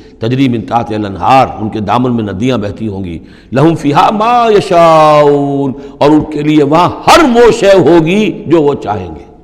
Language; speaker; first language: Urdu; native; Urdu